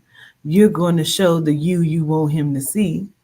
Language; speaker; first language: English; native; English